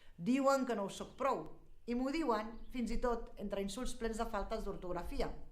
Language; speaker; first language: Catalan; early bilingual, other home language; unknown